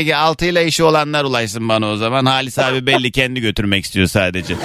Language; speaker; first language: Turkish; native; Turkish